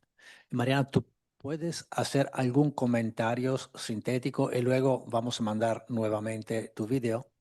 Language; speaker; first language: Spanish; non-native, fluent; Italian